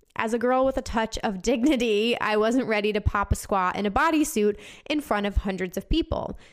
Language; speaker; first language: English; native; English